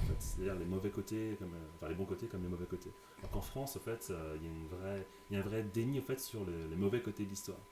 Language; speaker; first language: French; native; French